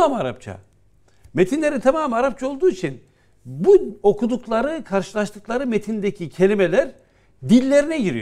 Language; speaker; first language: Turkish; native; Turkish